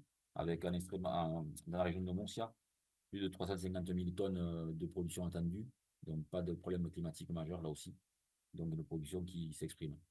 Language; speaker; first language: French; native; French